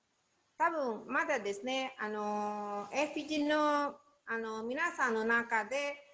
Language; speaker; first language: Japanese; non-native, learner; Indonesian